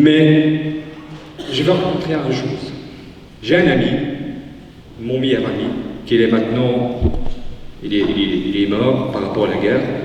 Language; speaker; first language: French; non-native, fluent; Arabic